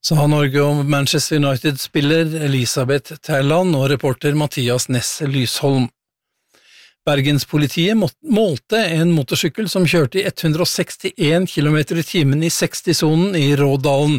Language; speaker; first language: Norwegian; native; Norwegian